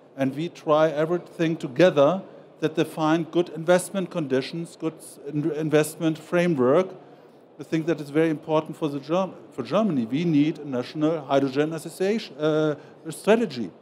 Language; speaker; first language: English; non-native, fluent; German